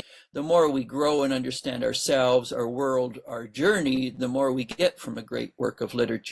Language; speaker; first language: English; native; English